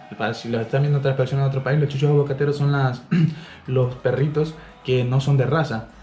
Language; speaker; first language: Spanish; native; Spanish